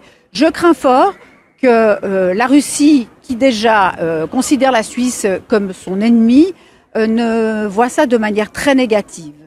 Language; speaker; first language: French; native; French